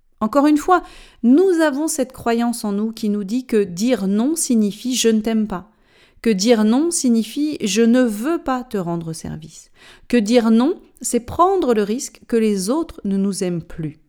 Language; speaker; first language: French; native; French